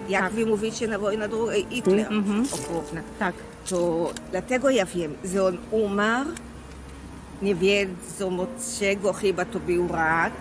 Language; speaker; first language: Polish; early bilingual, heritage; Hebrew